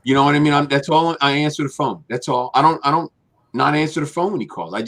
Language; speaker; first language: English; native; English